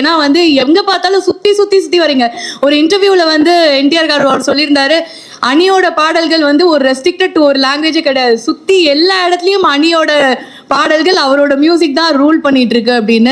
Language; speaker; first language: Tamil; native; Tamil